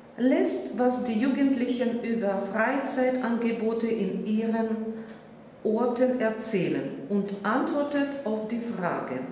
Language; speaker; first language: German; non-native, fluent; Russian